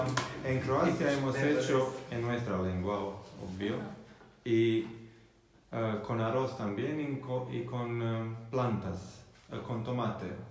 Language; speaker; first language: Spanish; non-native, fluent; Croatian